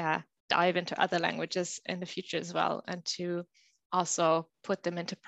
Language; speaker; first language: English; non-native, fluent; German